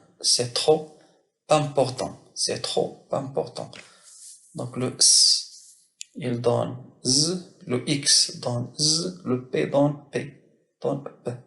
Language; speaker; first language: French; non-native, local second language; Arabic